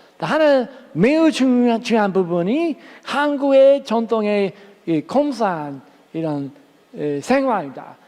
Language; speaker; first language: Korean; non-native, fluent; English